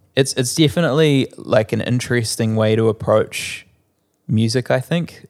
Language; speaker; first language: English; native; English